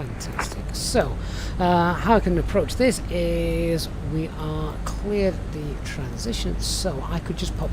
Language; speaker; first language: English; native; English